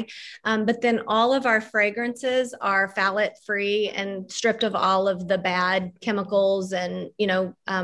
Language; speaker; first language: English; native; English